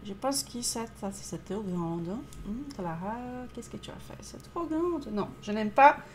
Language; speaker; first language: French; non-native, fluent; Portuguese